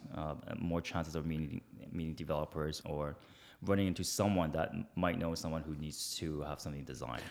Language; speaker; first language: English; early bilingual, other home language; Chinese